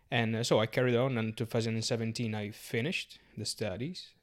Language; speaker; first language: English; non-native, learner; Italian